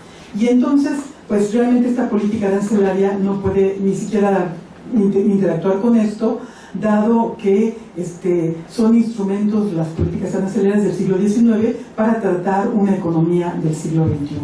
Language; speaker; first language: Spanish; native; Spanish